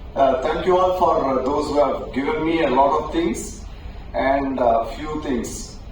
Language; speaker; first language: English; non-native, local second language; Tamil